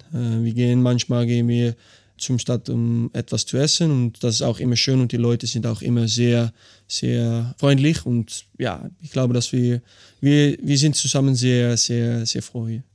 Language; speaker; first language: German; non-native, learner; Dutch